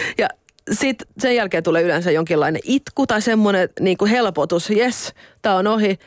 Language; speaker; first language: Finnish; non-native, local second language; Swedish